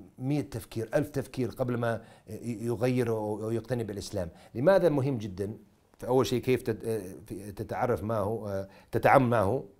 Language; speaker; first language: Arabic; non-native, fluent; English